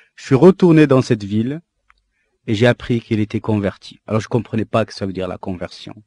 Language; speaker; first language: French; non-native, local second language; Arabic